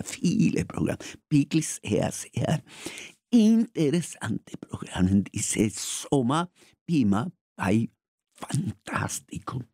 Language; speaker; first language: German; non-native, fluent; Spanish